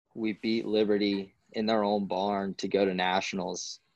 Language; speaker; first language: English; native; English